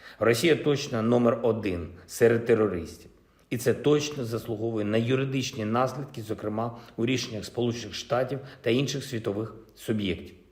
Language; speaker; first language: Ukrainian; non-native, local second language; Russian